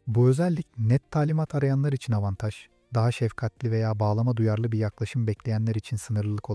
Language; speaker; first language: Turkish; native; Turkish